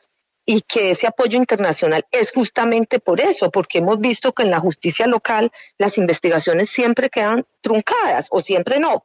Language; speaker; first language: Spanish; native; Spanish